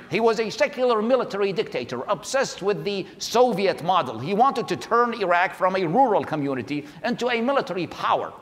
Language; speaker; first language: English; non-native, fluent; Arabic